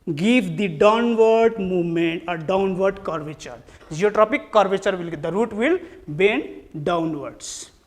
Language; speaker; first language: English; non-native, local second language; Nepali